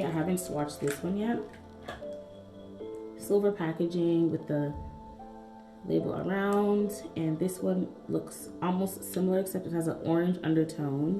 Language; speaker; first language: English; native; English